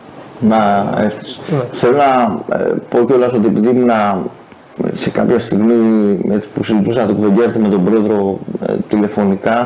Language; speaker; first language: Greek; native; Greek